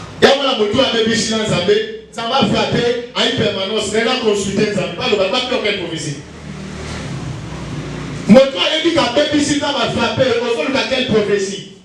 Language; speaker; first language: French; non-native, local second language; Lingala